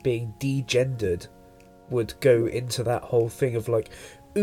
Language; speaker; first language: English; native; English